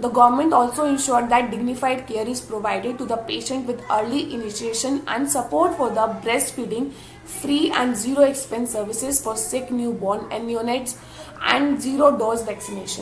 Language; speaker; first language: Hindi; native; Hindi